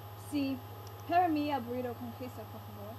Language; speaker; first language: Spanish; non-native, learner; English